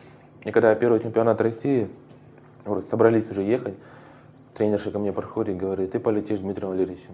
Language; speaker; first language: Russian; native; Russian